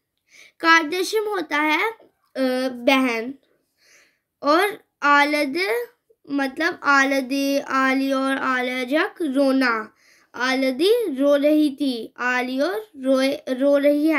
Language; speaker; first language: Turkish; non-native, fluent; Urdu